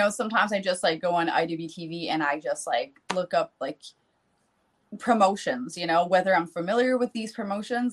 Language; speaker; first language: English; non-native, fluent; French